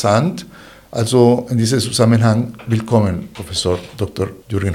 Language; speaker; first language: German; non-native, fluent; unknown